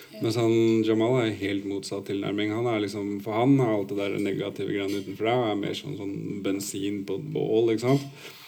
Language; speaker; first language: Norwegian; early bilingual, other home language; Urdu